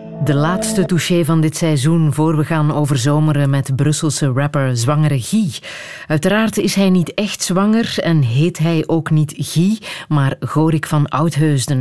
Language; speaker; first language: Dutch; native; Dutch